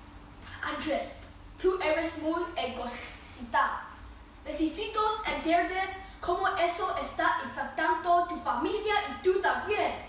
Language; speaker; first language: Spanish; non-native, learner; English